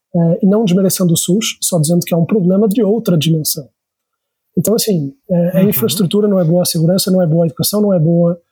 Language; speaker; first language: Portuguese; native; Portuguese